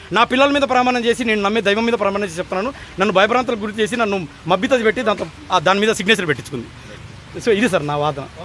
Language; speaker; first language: Telugu; native; Telugu